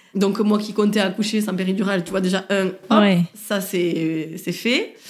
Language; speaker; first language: French; native; French